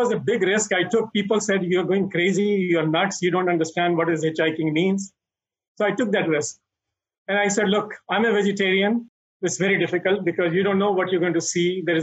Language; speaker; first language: English; non-native, local second language; Hindi